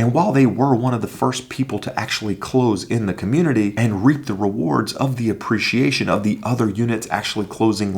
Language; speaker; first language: English; native; English